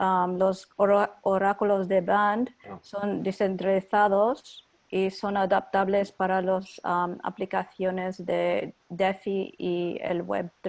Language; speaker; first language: Spanish; non-native, learner; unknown